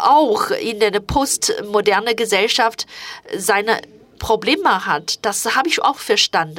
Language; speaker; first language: German; non-native, fluent; Chinese